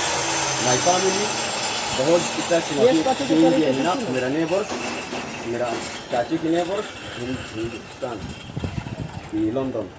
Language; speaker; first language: Hindi; non-native, learner; Arabic